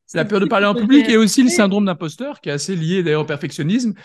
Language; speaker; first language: French; native; French